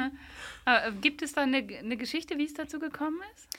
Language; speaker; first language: German; native; German